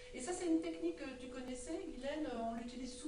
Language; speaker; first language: French; native; French